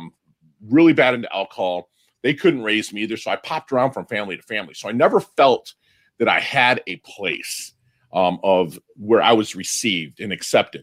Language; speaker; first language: English; native; English